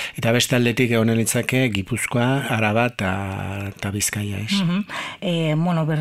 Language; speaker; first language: Basque; native; Basque